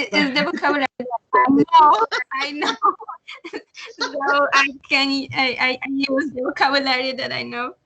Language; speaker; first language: English; non-native, learner; Spanish